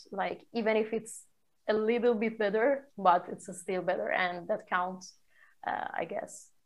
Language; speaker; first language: English; non-native, fluent; Persian